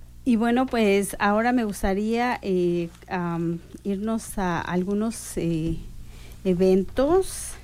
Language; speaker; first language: Spanish; native; Spanish